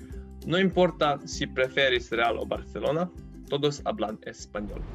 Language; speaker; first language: Spanish; non-native, learner; Slovenian